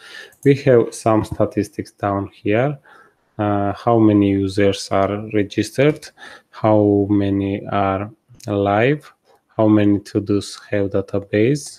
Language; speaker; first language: English; non-native, fluent; Georgian